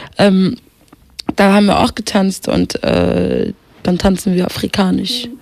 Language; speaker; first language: German; early bilingual, other home language; Swahili